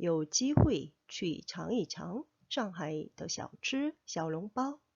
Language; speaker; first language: Chinese; non-native, fluent; Korean